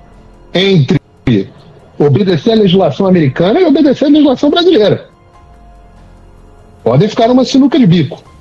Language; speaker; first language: Portuguese; native; Portuguese